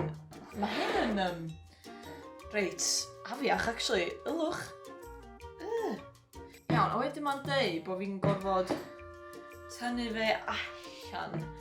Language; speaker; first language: Welsh; native; Welsh